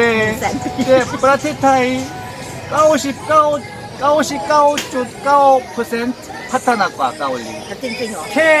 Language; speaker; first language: Thai; non-native, learner; Korean